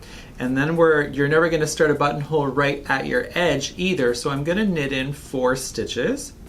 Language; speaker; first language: English; native; English